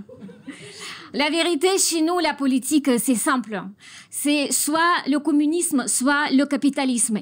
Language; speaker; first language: French; non-native, fluent; Russian